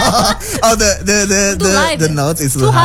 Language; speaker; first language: English; non-native, fluent; Indonesian